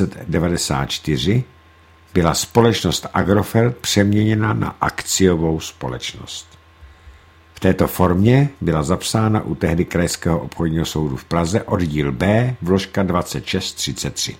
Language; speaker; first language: Czech; native; Czech